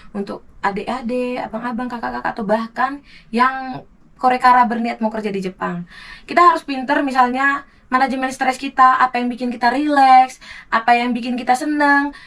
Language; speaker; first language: Indonesian; native; Indonesian